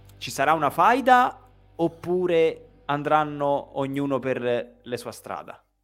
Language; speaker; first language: Italian; native; Italian